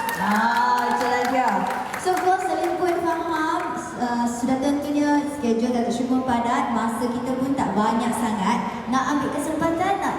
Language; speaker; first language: Malay; native; Malay